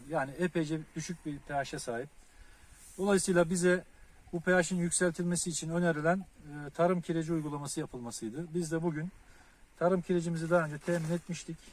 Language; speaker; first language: Turkish; native; Turkish